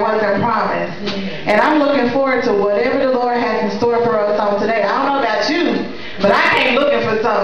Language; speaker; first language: English; native; English